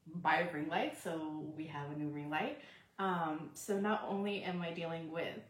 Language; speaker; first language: English; early bilingual, other home language; Spanish